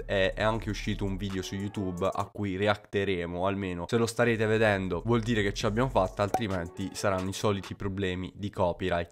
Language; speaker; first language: Italian; native; Italian